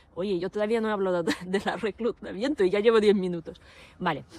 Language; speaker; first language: Spanish; non-native, fluent; Ukrainian